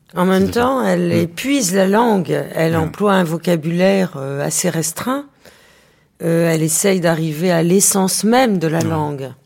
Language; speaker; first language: French; native; French